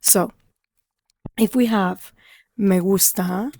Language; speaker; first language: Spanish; non-native, fluent; English